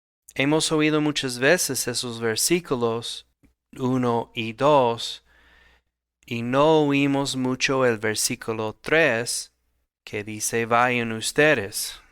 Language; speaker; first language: Spanish; non-native, fluent; English